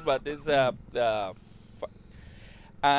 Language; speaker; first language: English; non-native, learner; Spanish